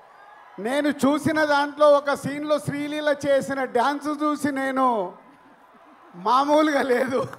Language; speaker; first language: Telugu; native; Telugu